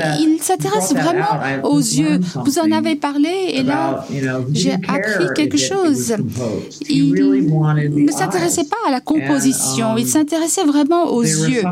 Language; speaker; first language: French; non-native, learner; English